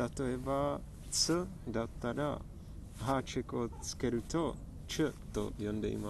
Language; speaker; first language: Japanese; non-native, learner; Czech